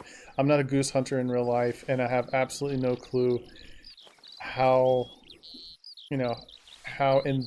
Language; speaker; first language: English; native; English